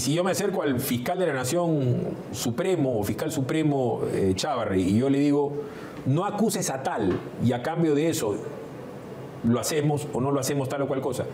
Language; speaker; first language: Spanish; native; Spanish